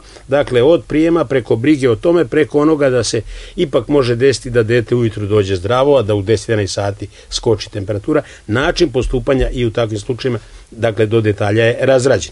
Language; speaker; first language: Serbian; native; Serbian